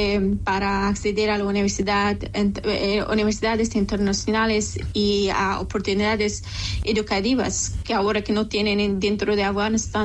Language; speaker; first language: Spanish; non-native, local second language; Persian